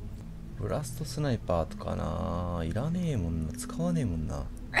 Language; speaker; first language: Japanese; native; Japanese